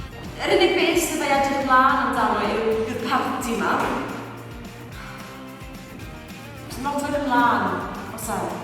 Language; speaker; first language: Welsh; native; Welsh